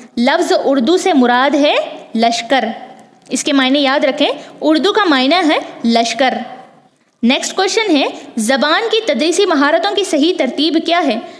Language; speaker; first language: Urdu; native; Urdu